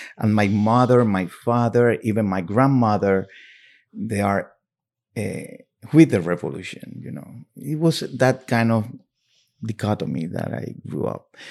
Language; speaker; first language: English; non-native, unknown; Spanish